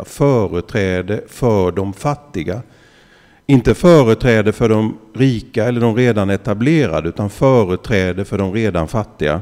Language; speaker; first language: Swedish; native; Swedish